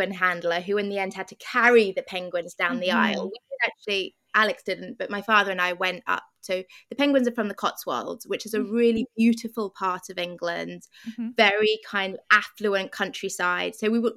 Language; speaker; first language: English; native; English